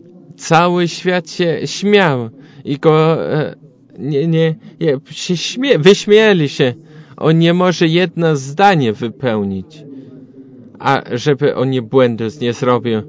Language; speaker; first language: Polish; non-native, learner; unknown